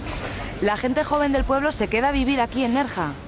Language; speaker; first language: Spanish; native; Spanish